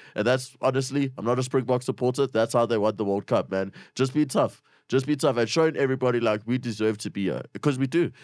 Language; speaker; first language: English; native; English